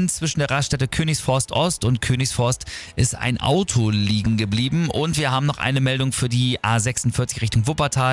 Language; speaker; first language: German; native; German